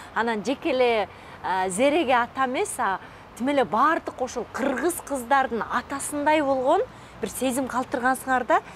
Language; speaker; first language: Kyrgyz; native; Kyrgyz